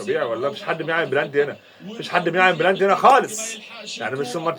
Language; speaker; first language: Arabic; native; Arabic